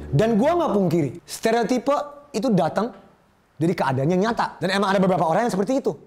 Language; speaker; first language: Indonesian; native; Indonesian